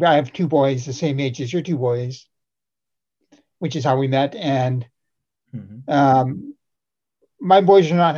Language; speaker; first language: English; native; English